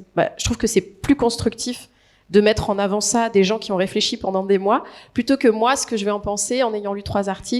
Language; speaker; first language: French; native; French